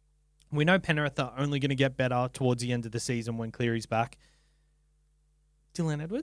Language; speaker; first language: English; native; English